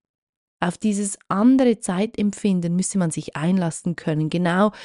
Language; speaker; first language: German; native; German